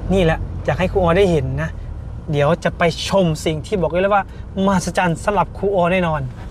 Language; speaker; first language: Thai; native; Thai